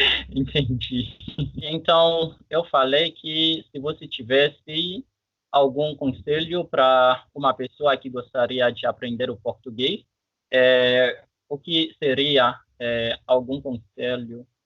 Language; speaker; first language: Portuguese; non-native, fluent; French